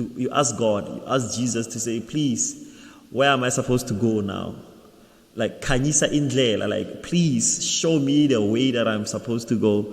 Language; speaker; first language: English; non-native, local second language; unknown